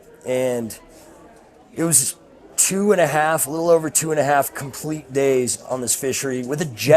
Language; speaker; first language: English; native; English